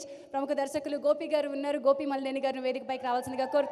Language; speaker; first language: Telugu; native; Telugu